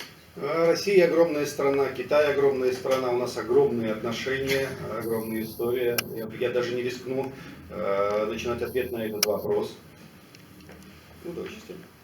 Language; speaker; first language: Russian; native; Russian